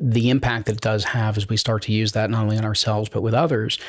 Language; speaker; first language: English; native; English